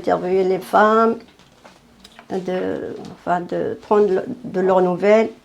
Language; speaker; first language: French; non-native, fluent; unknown